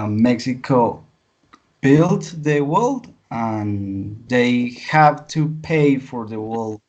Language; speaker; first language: English; non-native, learner; Spanish